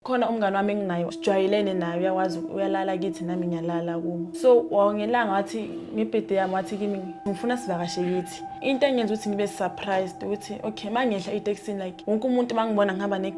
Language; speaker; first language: Zulu; native; Zulu